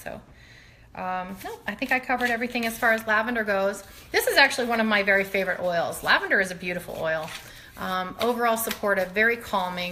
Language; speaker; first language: English; native; English